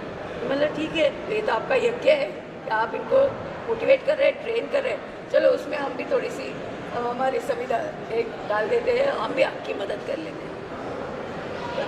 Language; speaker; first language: Hindi; native; Hindi